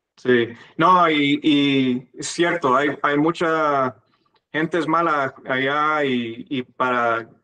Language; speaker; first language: Spanish; non-native, fluent; English